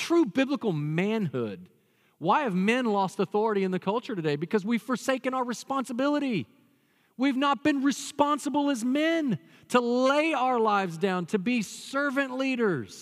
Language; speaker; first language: English; native; English